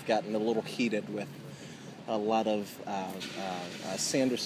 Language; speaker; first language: English; native; English